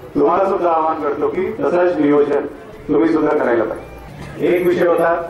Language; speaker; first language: Marathi; non-native, local second language; Telugu